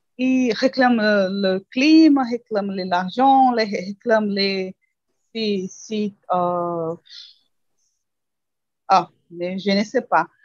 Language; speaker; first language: French; non-native, learner; Portuguese